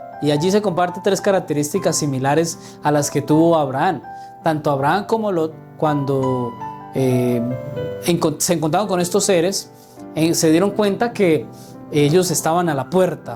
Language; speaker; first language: Spanish; native; Spanish